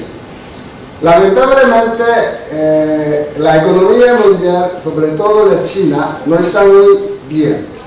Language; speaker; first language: Spanish; non-native, fluent; Japanese